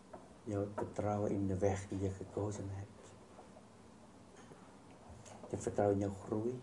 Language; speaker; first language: Dutch; non-native, fluent; Vietnamese